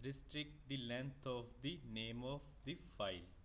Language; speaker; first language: English; non-native, local second language; Punjabi